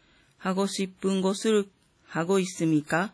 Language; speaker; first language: Korean; non-native, fluent; Japanese